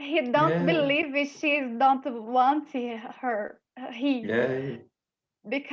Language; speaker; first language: English; non-native, learner; Portuguese